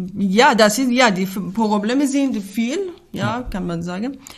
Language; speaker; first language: German; non-native, learner; Persian